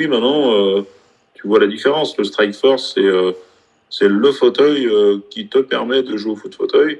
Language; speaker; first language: French; native; French